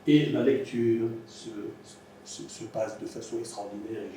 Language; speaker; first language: French; non-native, local second language; Arabic